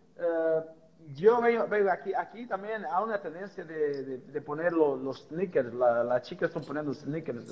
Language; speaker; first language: Spanish; non-native, fluent; Portuguese